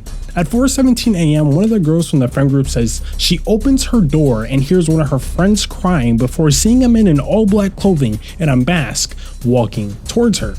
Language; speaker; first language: English; native; English